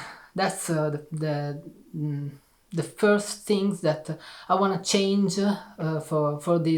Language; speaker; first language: English; non-native, learner; Italian